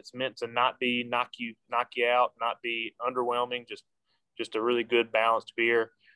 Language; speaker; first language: English; native; English